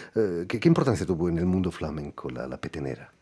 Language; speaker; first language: Spanish; native; Spanish